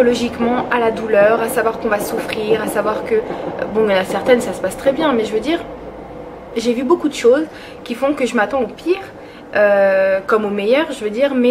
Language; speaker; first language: French; early bilingual, other home language; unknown